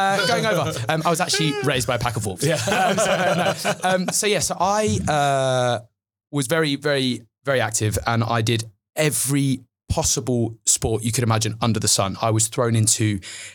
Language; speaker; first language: English; native; English